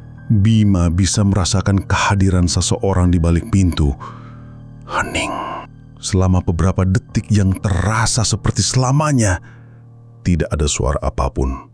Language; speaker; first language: Indonesian; native; Indonesian